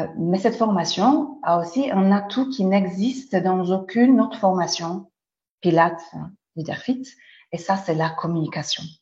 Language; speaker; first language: French; non-native, fluent; Polish